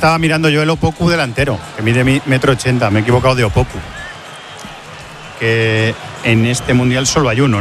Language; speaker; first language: Spanish; native; Spanish